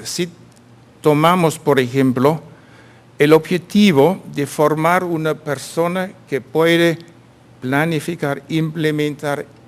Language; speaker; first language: Spanish; non-native, fluent; German